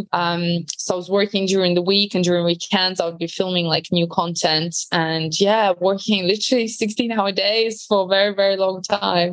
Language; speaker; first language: English; non-native, fluent; Latvian